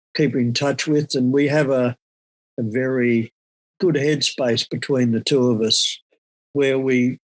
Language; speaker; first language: English; native; English